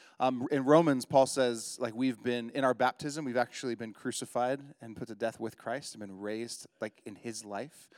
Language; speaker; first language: English; native; English